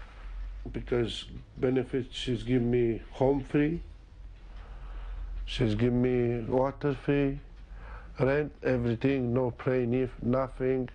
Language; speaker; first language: English; non-native, learner; Romanian